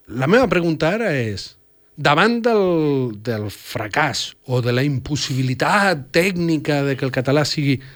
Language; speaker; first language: Catalan; non-native, fluent; Spanish